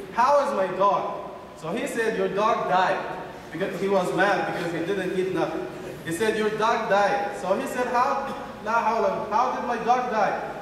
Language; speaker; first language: English; non-native, fluent; Arabic